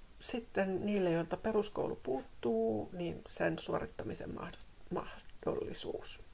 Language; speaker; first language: Finnish; native; Finnish